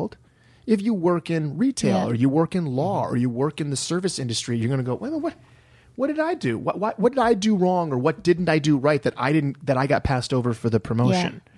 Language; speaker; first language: English; native; English